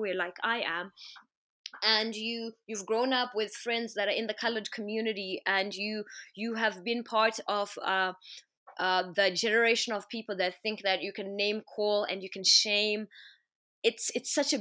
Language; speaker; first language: English; non-native, local second language; Shona